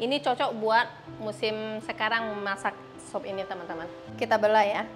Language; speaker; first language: Indonesian; native; Indonesian